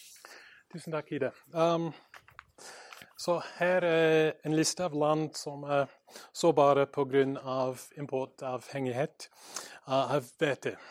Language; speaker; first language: Norwegian; non-native, learner; English